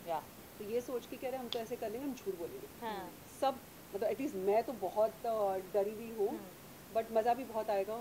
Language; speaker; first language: Hindi; native; Hindi